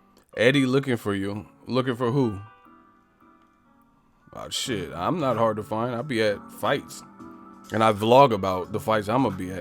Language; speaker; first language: English; native; English